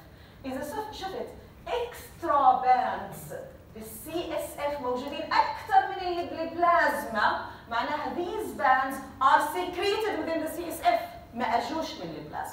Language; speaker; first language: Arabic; native; Arabic